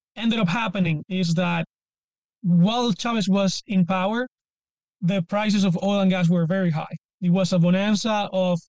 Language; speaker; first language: English; non-native, fluent; Spanish